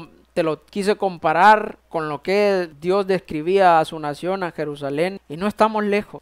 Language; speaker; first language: Spanish; native; Spanish